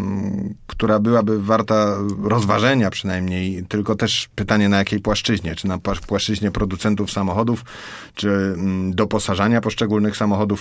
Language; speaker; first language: Polish; native; Polish